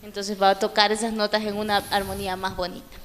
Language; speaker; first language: Spanish; native; Spanish